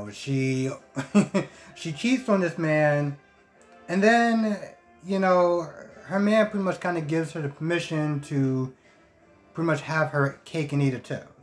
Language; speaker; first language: English; native; English